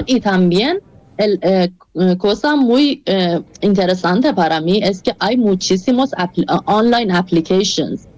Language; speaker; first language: Spanish; non-native, fluent; Persian